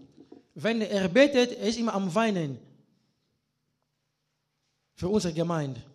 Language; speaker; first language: German; non-native, learner; Lingala